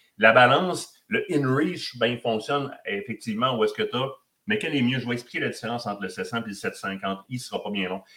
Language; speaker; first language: French; native; French